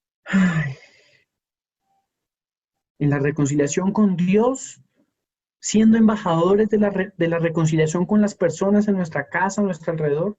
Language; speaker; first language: Spanish; native; Spanish